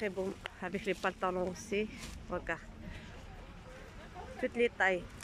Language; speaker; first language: French; non-native, learner; Arabic